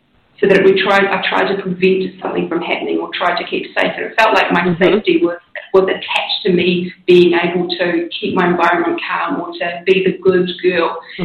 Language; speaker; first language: English; native; English